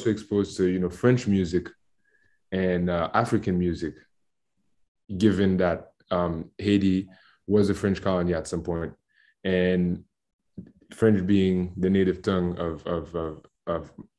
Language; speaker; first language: English; non-native, fluent; Haitian Creole